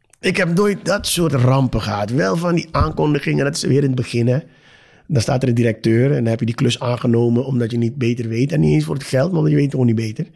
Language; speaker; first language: Dutch; native; Dutch